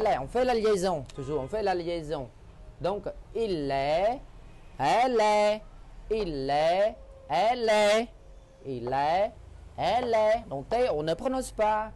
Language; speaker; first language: French; non-native, fluent; Khmer